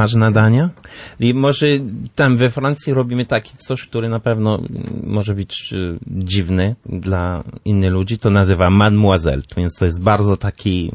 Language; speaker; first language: Polish; non-native, learner; French